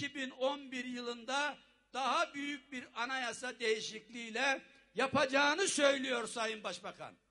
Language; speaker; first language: Turkish; native; Turkish